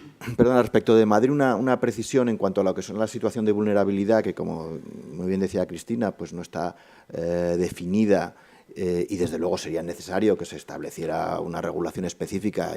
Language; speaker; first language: Spanish; native; Spanish